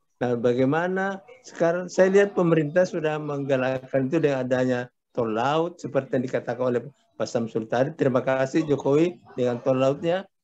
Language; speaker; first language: Indonesian; native; Indonesian